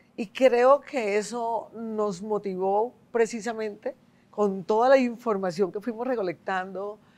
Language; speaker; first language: Spanish; native; Spanish